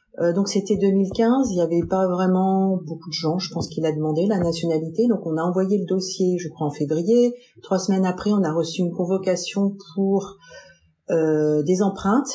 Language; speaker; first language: French; native; French